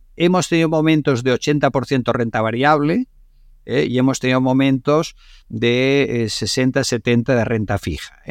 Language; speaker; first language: Spanish; non-native, local second language; Catalan